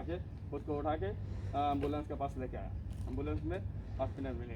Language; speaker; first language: Hindi; non-native, local second language; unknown